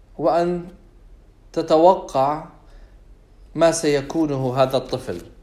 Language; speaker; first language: Arabic; non-native, fluent; English